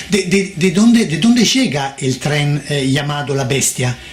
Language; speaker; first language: Spanish; non-native, fluent; Italian